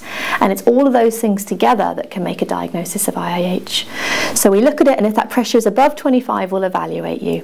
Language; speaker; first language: English; native; English